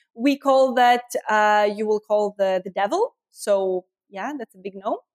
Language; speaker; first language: English; non-native, fluent; Lithuanian